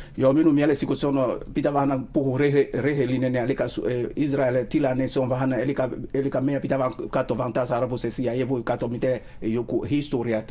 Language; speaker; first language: Finnish; non-native, learner; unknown